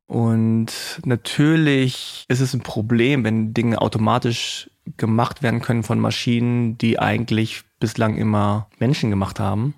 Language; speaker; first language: German; native; German